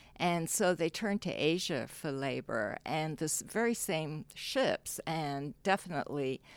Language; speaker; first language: English; non-native, local second language; Cantonese